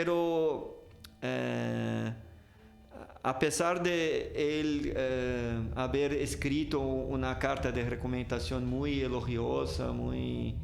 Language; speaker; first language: Spanish; non-native, fluent; Portuguese